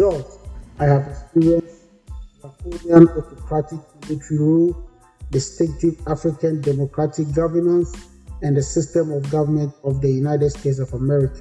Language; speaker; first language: English; non-native, local second language; Akan